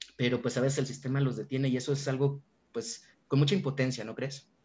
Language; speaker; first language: Spanish; native; Spanish